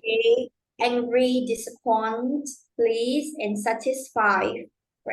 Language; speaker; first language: English; non-native, learner; Vietnamese